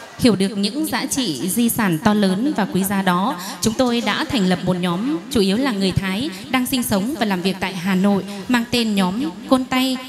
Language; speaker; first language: Vietnamese; non-native, local second language; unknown